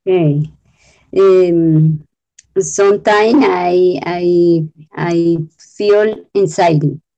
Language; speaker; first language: English; non-native, learner; Spanish